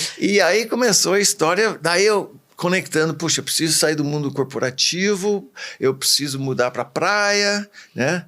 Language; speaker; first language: Portuguese; early bilingual, other home language; English